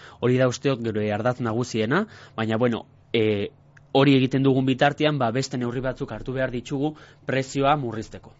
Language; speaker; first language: Basque; non-native, local second language; Spanish